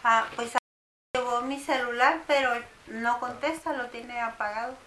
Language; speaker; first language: Spanish; native; Spanish